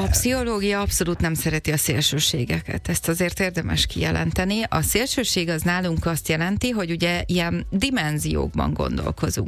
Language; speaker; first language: Hungarian; native; Hungarian